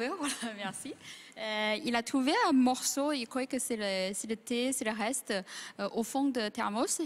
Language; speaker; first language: French; non-native, fluent; Chinese